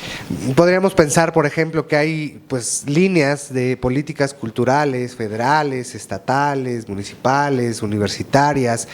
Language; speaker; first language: Spanish; native; Spanish